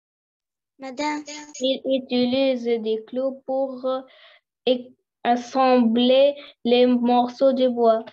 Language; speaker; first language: French; non-native, learner; Arabic